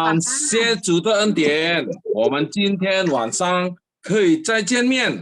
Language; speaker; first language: Chinese; early bilingual, heritage; Chinese